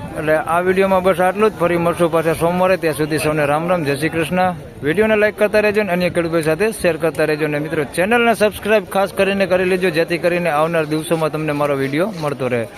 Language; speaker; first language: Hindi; non-native, local second language; Gujarati